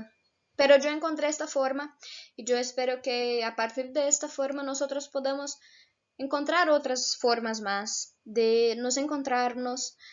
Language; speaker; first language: Spanish; non-native, fluent; Portuguese